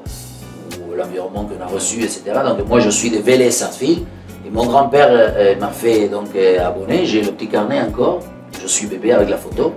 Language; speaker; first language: French; non-native, fluent; Spanish